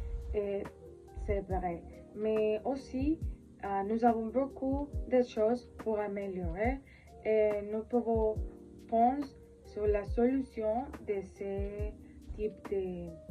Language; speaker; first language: French; non-native, learner; Spanish